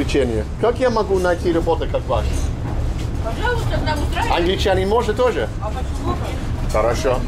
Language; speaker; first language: Russian; non-native, learner; English